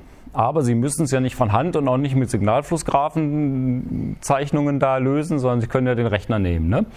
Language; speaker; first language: German; native; German